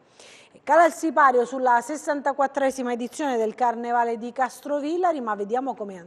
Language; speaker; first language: Italian; native; Italian